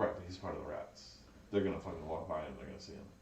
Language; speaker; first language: English; native; English